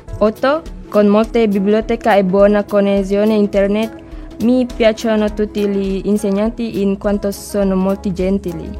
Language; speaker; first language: Italian; non-native, learner; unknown